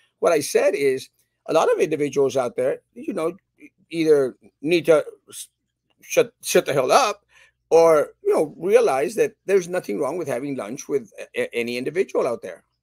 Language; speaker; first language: English; early bilingual, other home language; Spanish